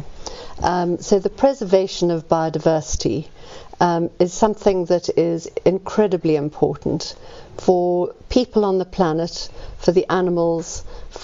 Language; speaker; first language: English; native; English